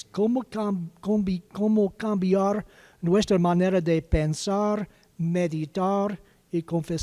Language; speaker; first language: Spanish; non-native, learner; English